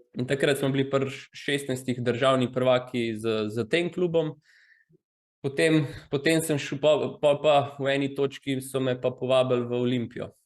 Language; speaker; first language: Slovenian; early bilingual, other home language; Croatian